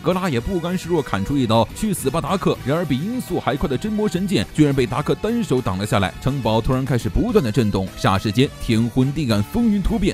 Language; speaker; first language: Chinese; native; Chinese